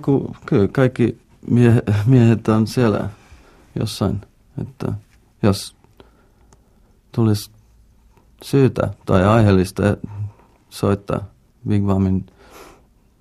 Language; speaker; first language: Finnish; non-native, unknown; English